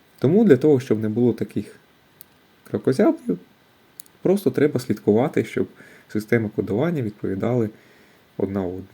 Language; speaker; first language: Ukrainian; native; Ukrainian